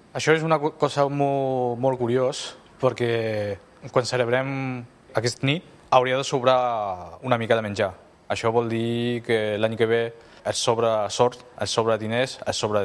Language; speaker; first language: Catalan; non-native, fluent; Chinese